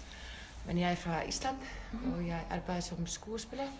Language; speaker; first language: Danish; non-native, learner; Icelandic